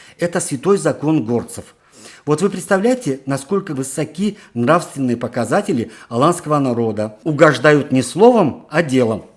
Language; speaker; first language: Russian; non-native, local second language; Karachay-Balkar